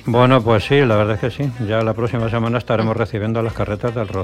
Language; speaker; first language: Spanish; native; Spanish